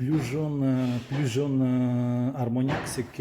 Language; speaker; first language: French; non-native, learner; Russian